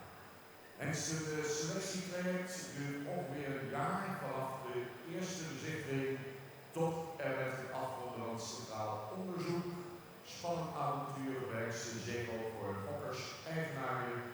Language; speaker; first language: Dutch; native; Dutch